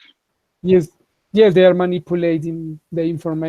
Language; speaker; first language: English; non-native, fluent; Spanish